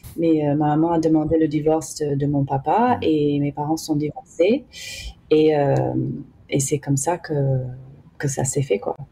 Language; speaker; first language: French; early bilingual, heritage; English